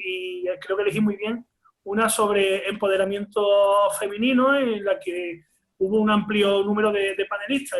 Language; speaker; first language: Spanish; native; Spanish